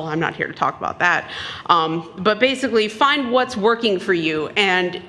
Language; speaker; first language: English; native; English